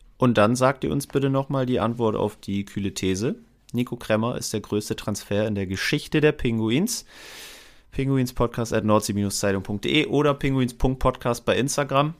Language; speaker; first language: German; native; German